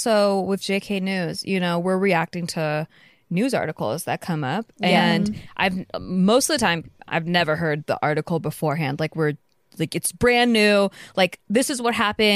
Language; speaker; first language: English; native; English